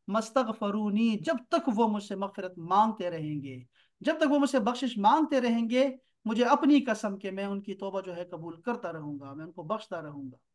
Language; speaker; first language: Urdu; native; Urdu